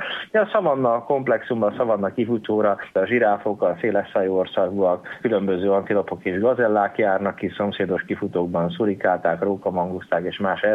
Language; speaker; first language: Hungarian; native; Hungarian